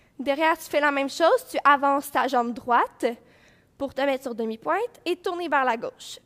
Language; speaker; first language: French; native; French